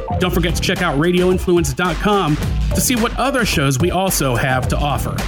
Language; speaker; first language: English; native; English